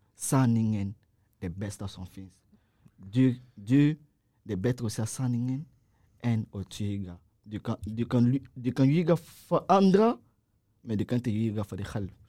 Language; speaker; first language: Swedish; non-native, fluent; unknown